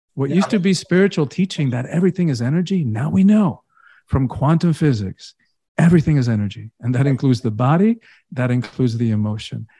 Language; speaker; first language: English; early bilingual, other home language; Spanish